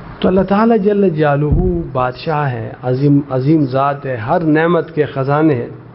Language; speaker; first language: Urdu; non-native, local second language; Pashto